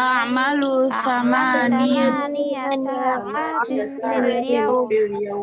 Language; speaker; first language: Arabic; non-native, learner; Indonesian